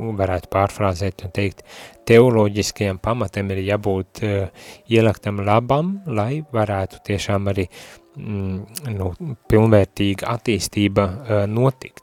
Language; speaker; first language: Latvian; native; Latvian